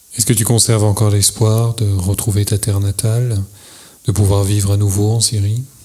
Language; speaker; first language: French; native; French